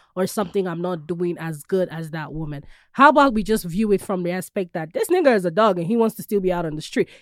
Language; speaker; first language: English; non-native, local second language; Yoruba